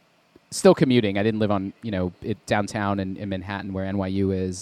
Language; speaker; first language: English; native; English